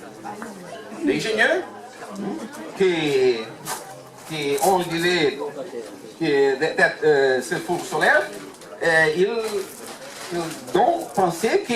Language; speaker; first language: French; non-native, learner; Portuguese